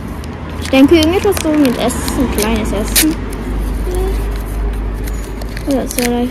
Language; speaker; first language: German; early bilingual, other home language; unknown